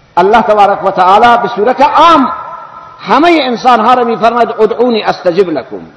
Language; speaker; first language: Persian; non-native, local second language; Baluchi